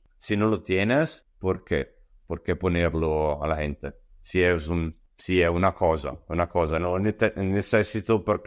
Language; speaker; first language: Spanish; non-native, learner; Italian